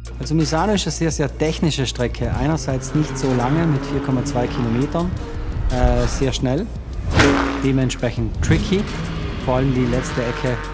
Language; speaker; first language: German; native; German